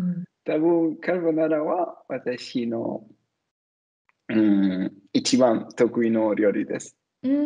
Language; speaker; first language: Japanese; non-native, learner; Italian